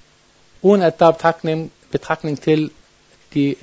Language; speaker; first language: Danish; non-native, learner; Arabic